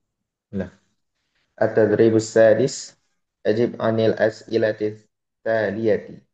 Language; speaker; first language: Arabic; non-native, learner; Indonesian